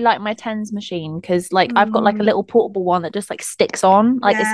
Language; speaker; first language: English; native; English